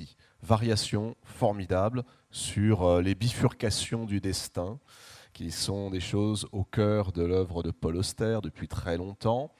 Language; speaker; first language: French; native; French